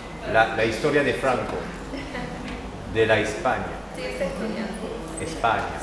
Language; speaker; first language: Spanish; non-native, learner; French